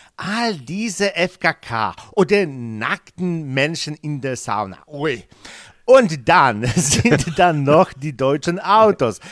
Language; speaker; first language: German; non-native, fluent; Polish